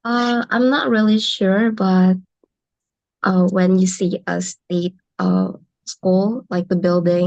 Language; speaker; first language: English; non-native, learner; Indonesian